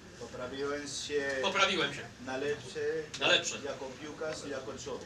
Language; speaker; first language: Polish; non-native, learner; Spanish